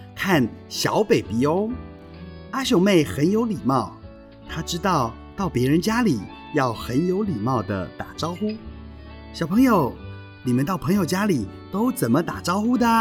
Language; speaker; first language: Chinese; non-native, local second language; Hakka Chinese